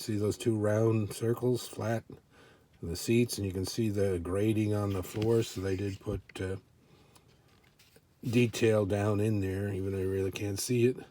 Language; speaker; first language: English; native; English